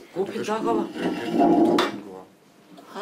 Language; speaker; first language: German; non-native, learner; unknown